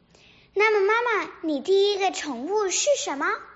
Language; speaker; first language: Chinese; early bilingual, other home language; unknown